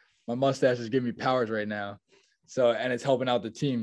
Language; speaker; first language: English; native; English